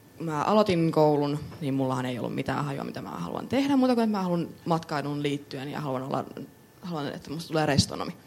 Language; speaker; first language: Finnish; native; Finnish